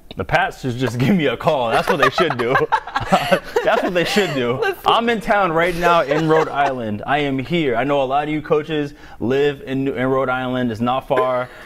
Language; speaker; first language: English; native; English